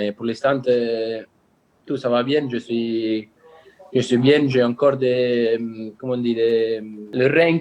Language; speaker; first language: French; non-native, learner; Italian